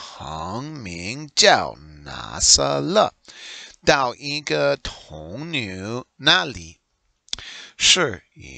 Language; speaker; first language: Chinese; non-native, learner; English